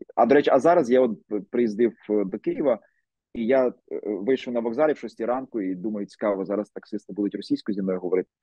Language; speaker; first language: Ukrainian; native; Ukrainian